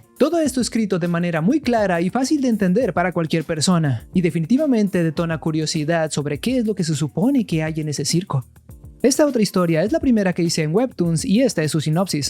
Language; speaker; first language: Spanish; native; Spanish